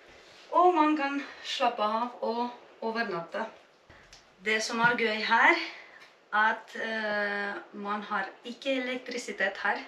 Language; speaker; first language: Norwegian; non-native, fluent; Romanian